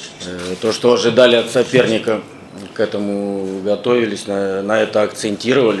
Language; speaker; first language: Russian; native; Russian